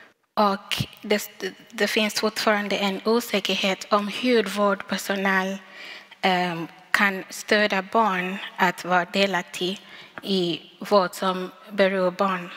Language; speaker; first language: Swedish; non-native, fluent; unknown